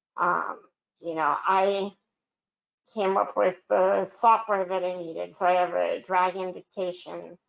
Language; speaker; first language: English; native; English